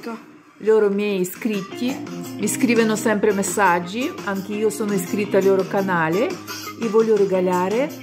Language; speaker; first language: Italian; non-native, fluent; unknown